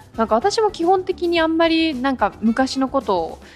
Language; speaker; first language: Japanese; non-native, fluent; English